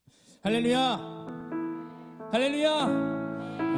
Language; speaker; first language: Korean; native; Korean